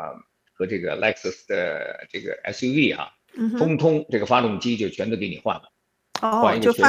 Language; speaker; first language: Chinese; native; Chinese